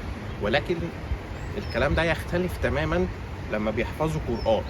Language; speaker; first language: Arabic; native; Arabic